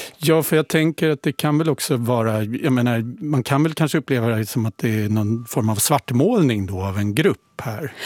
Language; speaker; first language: Swedish; native; Swedish